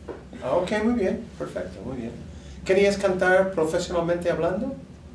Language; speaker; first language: Spanish; non-native, fluent; English